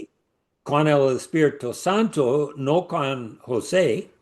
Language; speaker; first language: Spanish; non-native, learner; English